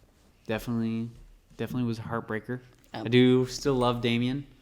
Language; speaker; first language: English; native; English